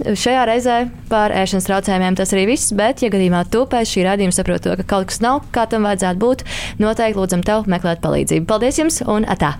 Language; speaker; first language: Latvian; native; Latvian